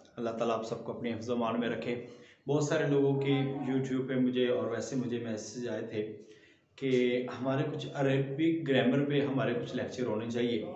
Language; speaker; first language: Urdu; non-native, local second language; Punjabi